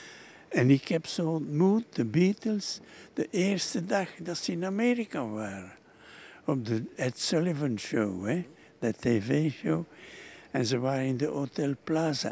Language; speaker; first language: Dutch; non-native, local second language; French